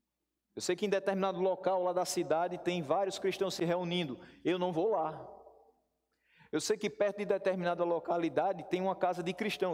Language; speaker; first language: Portuguese; native; Portuguese